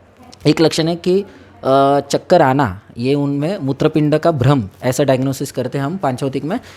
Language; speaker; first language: Hindi; non-native, local second language; Marathi